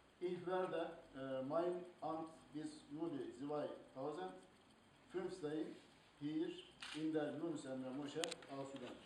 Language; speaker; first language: German; non-native, learner; Turkish